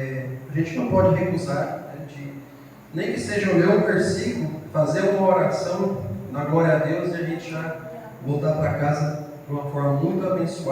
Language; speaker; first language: Portuguese; native; Portuguese